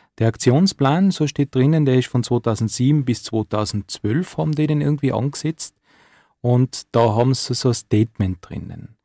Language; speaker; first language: German; native; German